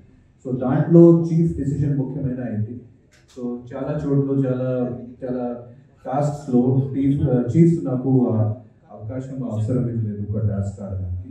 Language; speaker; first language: Telugu; non-native, fluent; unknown